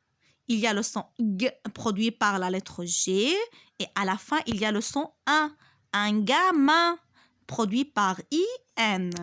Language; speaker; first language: French; non-native, local second language; Arabic